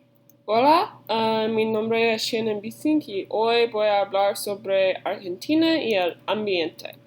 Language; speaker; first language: Spanish; non-native, learner; English